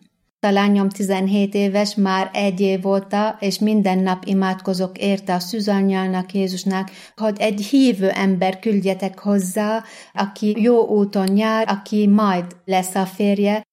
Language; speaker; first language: Hungarian; non-native, learner; Arabic